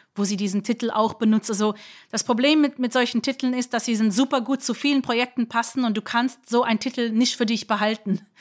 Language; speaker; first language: German; non-native, fluent; English